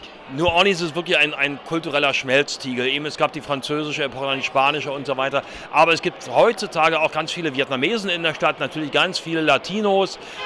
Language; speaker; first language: German; native; German